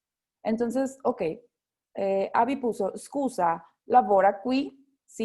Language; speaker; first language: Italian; non-native, fluent; Spanish